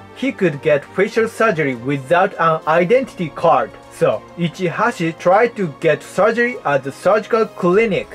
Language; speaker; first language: English; non-native, fluent; Japanese